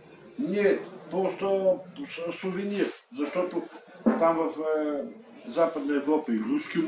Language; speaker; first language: Russian; non-native, learner; Bulgarian